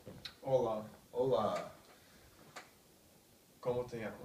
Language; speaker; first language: Spanish; non-native, learner; English